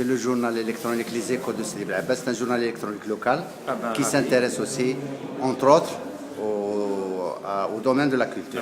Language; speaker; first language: French; non-native, local second language; Arabic